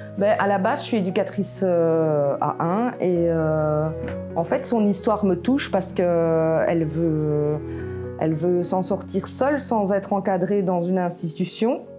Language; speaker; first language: French; native; French